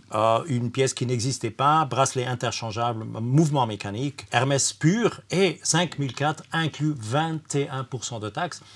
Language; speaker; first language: French; non-native, fluent; German